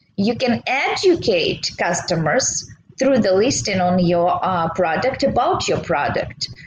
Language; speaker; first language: English; non-native, fluent; Russian